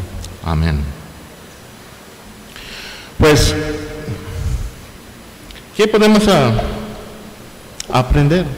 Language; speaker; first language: Spanish; non-native, fluent; English